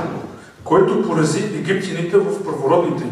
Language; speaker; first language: Bulgarian; native; Bulgarian